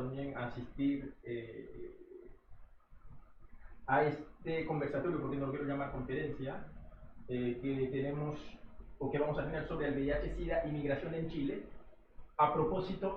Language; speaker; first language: Spanish; non-native, fluent; Haitian Creole